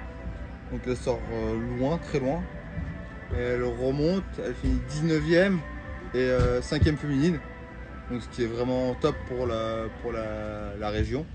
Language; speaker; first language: French; native; French